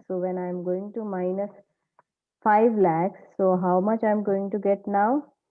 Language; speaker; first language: English; non-native, local second language; Telugu